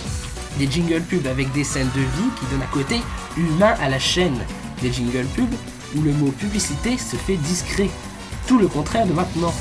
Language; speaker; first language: French; native; French